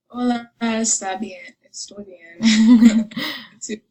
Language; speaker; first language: Spanish; non-native, learner; English